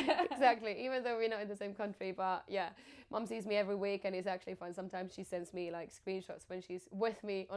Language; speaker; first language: English; non-native, fluent; Finnish